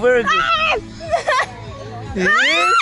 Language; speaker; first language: English; non-native, learner; Russian